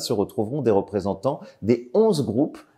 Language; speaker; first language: French; native; French